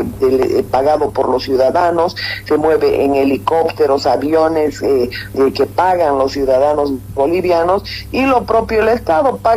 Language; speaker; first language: Spanish; native; Spanish